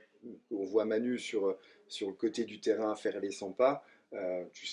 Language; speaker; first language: French; native; French